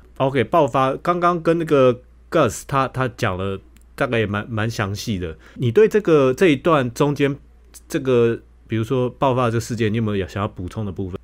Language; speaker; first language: Chinese; native; Chinese